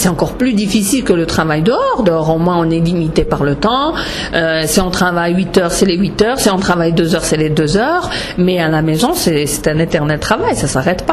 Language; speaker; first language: French; non-native, local second language; Arabic